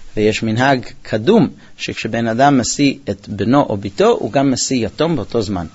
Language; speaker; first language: Hebrew; early bilingual, heritage; Hebrew